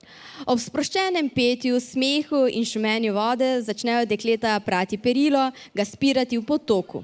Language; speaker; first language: Slovenian; native; Slovenian